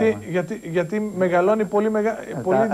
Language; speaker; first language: Greek; native; Greek